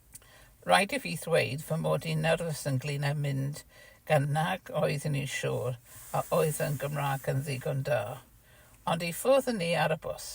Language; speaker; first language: Welsh; non-native, fluent; English